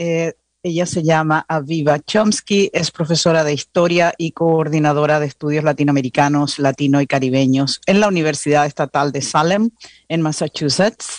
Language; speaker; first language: Spanish; native; Spanish